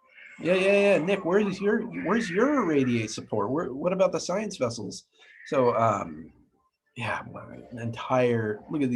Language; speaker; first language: English; native; English